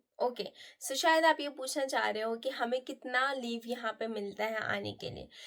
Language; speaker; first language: Hindi; non-native, local second language; Nepali